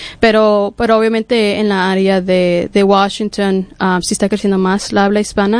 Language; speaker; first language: Spanish; early bilingual, heritage; English